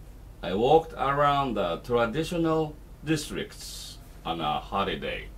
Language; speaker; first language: English; non-native, fluent; Japanese